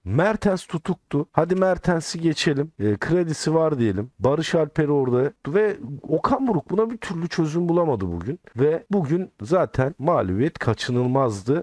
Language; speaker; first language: Turkish; native; Turkish